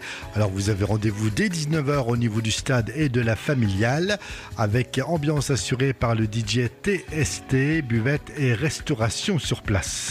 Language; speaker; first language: French; native; French